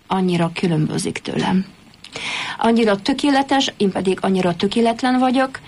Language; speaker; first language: Hungarian; non-native, fluent; Polish